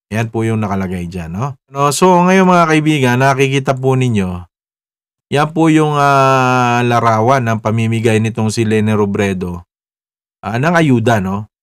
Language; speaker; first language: Filipino; native; Filipino